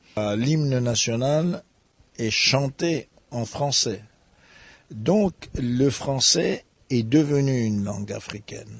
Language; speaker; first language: French; non-native, local second language; Lingala